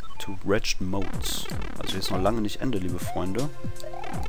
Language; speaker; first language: German; native; German